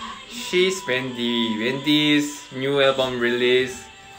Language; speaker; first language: English; non-native, learner; Korean